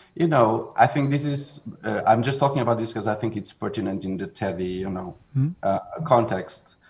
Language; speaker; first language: English; non-native, fluent; Portuguese